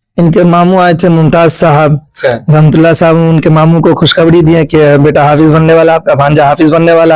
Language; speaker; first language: Urdu; native; Urdu